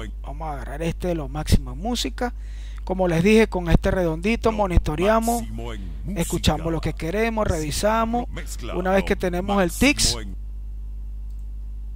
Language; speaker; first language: Spanish; native; Spanish